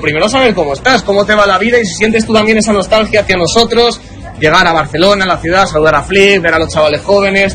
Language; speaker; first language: Spanish; native; Spanish